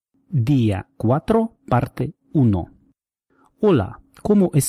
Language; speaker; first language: Spanish; non-native, fluent; Russian